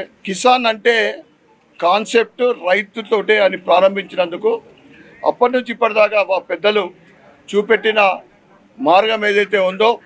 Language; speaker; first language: Telugu; native; Telugu